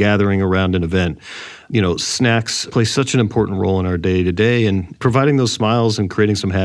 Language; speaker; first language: English; native; English